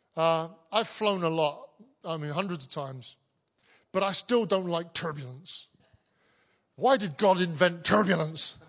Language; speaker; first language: English; native; English